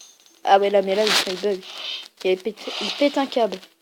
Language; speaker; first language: French; native; French